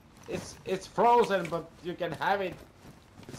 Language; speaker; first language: English; non-native, learner; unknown